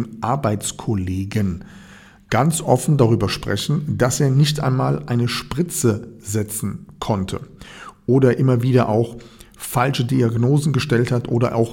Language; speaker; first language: German; native; German